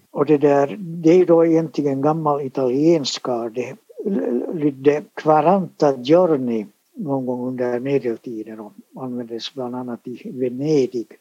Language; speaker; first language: Swedish; native; Swedish